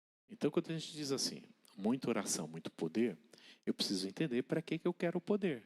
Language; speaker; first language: Portuguese; native; Portuguese